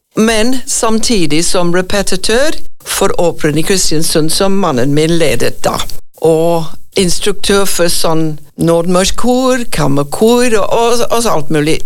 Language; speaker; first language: Norwegian; non-native, fluent; English